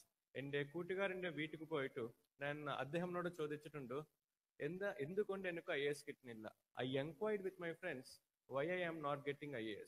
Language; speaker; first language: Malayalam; non-native, learner; Telugu